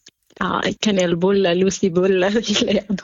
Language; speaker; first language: Swedish; non-native, fluent; Central Kurdish